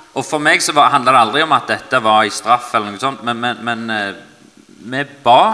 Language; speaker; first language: Norwegian; native; Norwegian